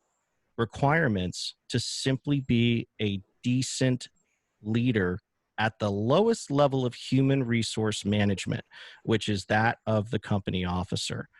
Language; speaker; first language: English; native; English